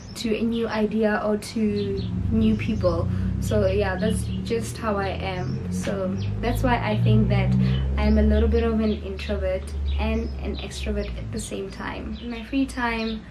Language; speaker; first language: English; non-native, local second language; Northern Sotho